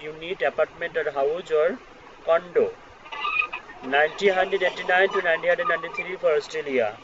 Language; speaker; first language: English; non-native, local second language; Bangla